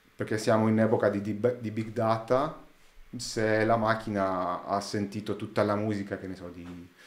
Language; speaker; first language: Italian; non-native, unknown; Greek